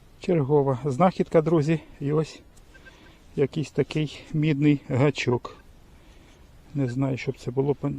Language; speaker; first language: Ukrainian; native; Ukrainian